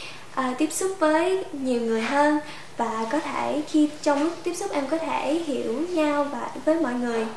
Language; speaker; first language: Vietnamese; early bilingual, heritage; Vietnamese